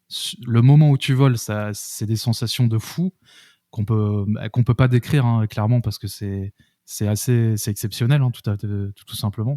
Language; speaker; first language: French; native; French